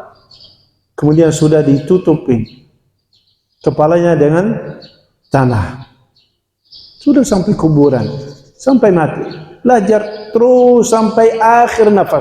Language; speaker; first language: Indonesian; non-native, fluent; Dutch